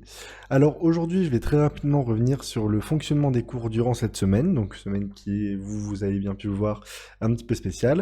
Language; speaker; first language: French; native; French